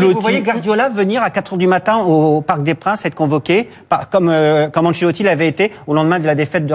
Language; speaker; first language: French; native; French